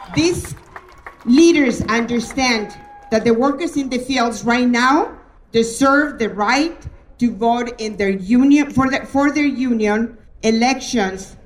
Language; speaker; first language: English; non-native, fluent; Spanish